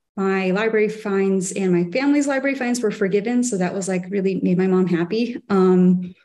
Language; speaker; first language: English; native; English